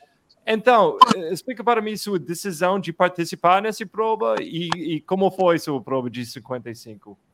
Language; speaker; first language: Portuguese; non-native, fluent; English